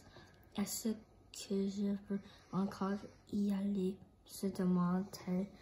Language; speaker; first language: French; non-native, learner; English